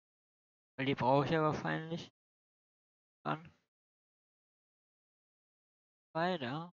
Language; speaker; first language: German; native; German